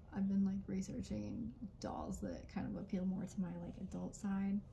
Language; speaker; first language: English; native; English